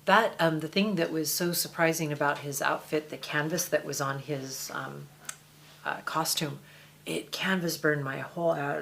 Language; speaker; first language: English; native; English